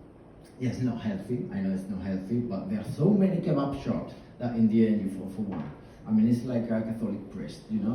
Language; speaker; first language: English; non-native, fluent; Spanish